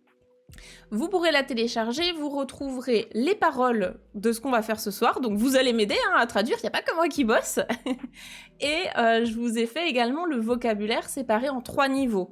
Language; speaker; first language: French; native; French